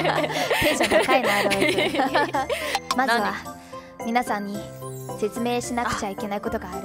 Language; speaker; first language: Japanese; non-native, fluent; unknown